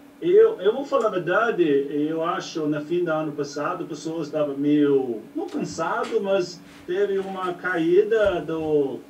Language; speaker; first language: Portuguese; non-native, learner; English